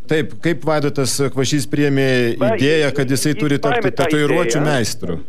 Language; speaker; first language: Lithuanian; native; Lithuanian